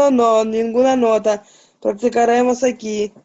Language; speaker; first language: Spanish; non-native, learner; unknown